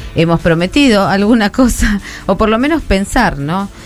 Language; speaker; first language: Spanish; native; Spanish